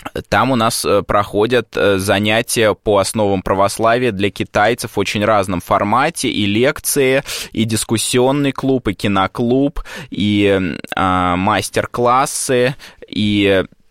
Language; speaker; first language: Russian; native; Russian